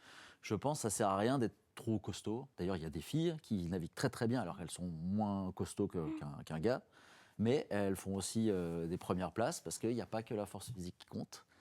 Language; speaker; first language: French; native; French